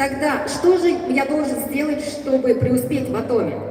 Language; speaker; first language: Russian; native; Russian